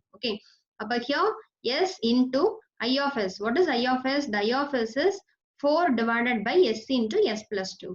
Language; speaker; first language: English; non-native, local second language; Tamil